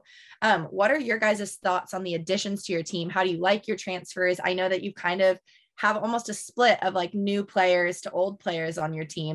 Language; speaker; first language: English; native; English